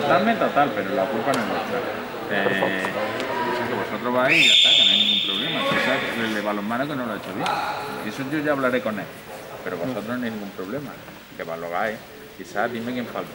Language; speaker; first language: Spanish; native; Spanish